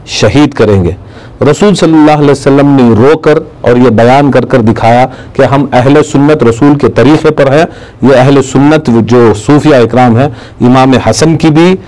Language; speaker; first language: Urdu; native; Urdu